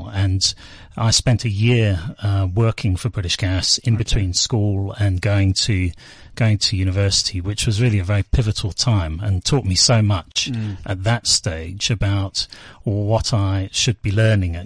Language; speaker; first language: English; native; English